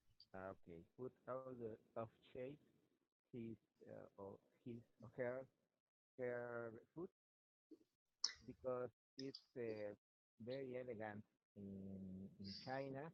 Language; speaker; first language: English; non-native, learner; Spanish